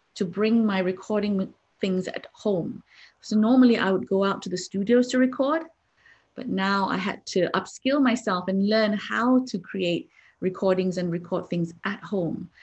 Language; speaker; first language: English; non-native, local second language; Malay